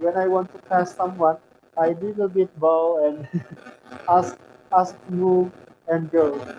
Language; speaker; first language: English; non-native, fluent; Turkmen